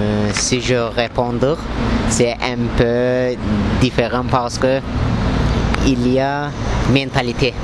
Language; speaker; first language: French; non-native, learner; Azerbaijani